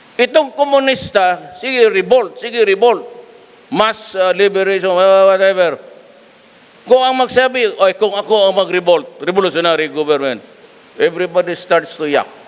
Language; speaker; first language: Filipino; non-native, local second language; Cebuano